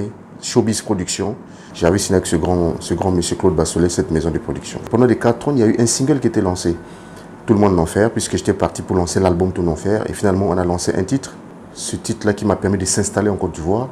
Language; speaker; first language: French; non-native, local second language; Lingala